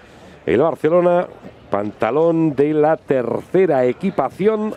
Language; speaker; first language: Spanish; native; Spanish